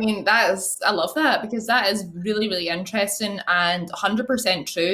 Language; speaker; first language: English; native; English